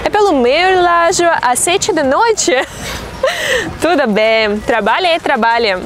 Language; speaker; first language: Portuguese; non-native, learner; Russian